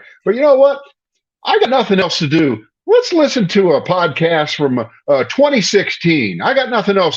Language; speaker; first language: English; native; English